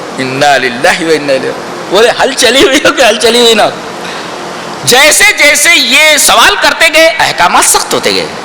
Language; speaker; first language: Urdu; native; Urdu